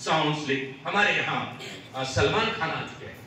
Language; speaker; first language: Hindi; non-native, local second language; Marathi